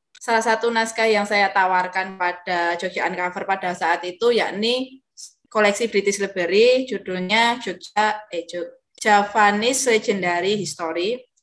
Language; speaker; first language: Indonesian; non-native, local second language; Javanese